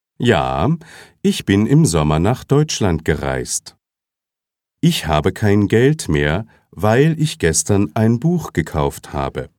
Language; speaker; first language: German; native; German